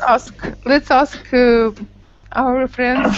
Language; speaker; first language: English; non-native, learner; Russian